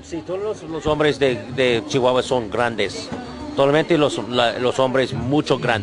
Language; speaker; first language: Spanish; non-native, learner; English